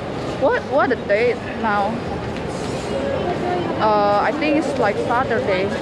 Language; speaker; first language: English; non-native, learner; Indonesian